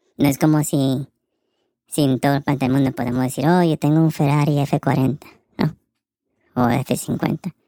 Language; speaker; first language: Spanish; early bilingual, heritage; Spanish